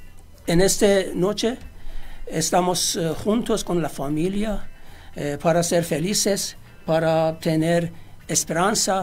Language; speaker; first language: Spanish; non-native, fluent; Persian